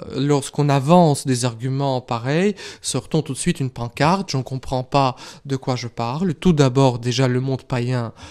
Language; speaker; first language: French; non-native, fluent; Russian